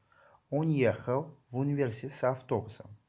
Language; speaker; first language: Russian; non-native, learner; Tajik